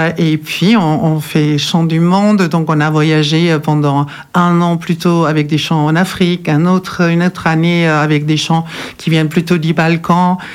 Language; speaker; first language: French; non-native, fluent; German